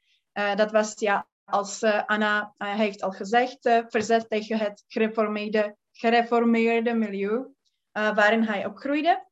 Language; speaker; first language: Dutch; non-native, learner; Czech